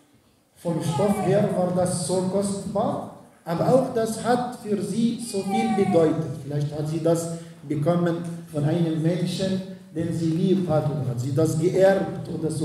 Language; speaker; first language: German; non-native, fluent; Arabic